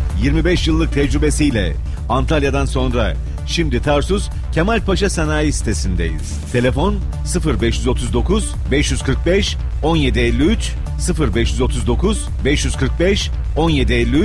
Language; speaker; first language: Turkish; native; Turkish